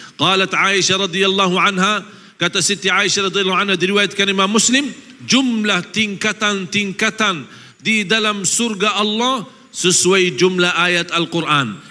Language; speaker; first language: Malay; non-native, fluent; Arabic